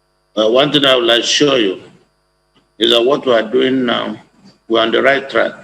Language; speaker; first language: English; non-native, local second language; Igbo